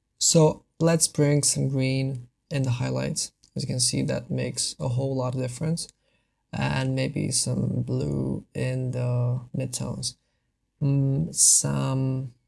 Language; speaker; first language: English; non-native, fluent; Hungarian